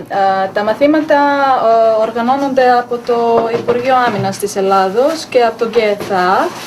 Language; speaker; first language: Greek; non-native, fluent; Bosnian